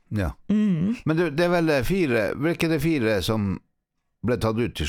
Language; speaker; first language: Norwegian; native; Norwegian